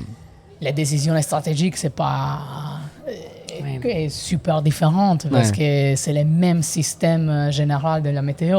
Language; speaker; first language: French; non-native, learner; Italian